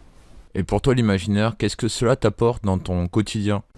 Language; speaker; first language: French; native; French